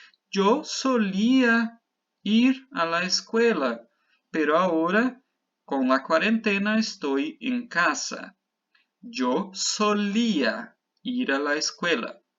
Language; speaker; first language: Spanish; non-native, fluent; Portuguese